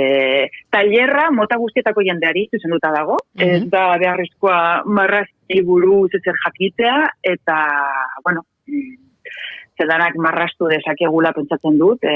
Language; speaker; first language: Basque; non-native, local second language; Spanish